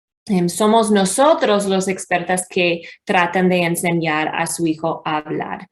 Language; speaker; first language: Spanish; non-native, fluent; English